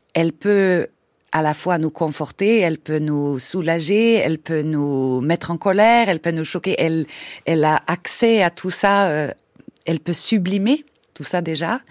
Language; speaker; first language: French; non-native, fluent; Swedish